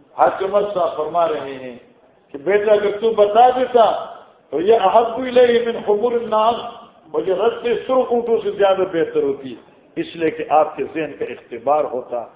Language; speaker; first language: Urdu; non-native, local second language; Northern Hindko